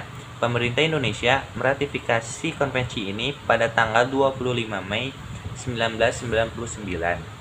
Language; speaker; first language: Indonesian; native; Indonesian